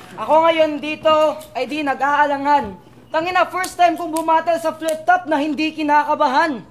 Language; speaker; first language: Filipino; non-native, local second language; Cebuano